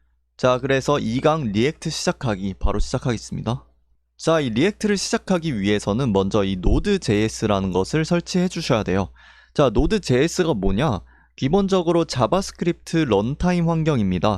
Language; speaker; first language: Korean; native; Korean